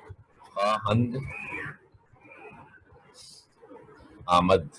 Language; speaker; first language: Persian; non-native, fluent; Urdu